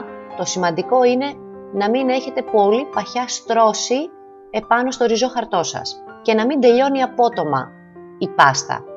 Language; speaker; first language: Greek; native; Greek